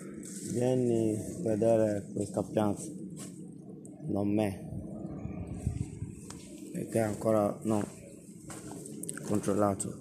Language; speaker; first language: Italian; non-native, learner; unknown